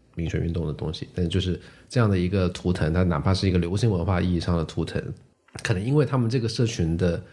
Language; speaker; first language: Chinese; non-native, local second language; Min Nan Chinese